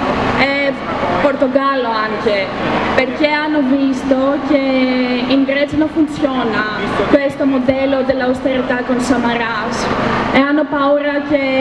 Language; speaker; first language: Italian; non-native, learner; Greek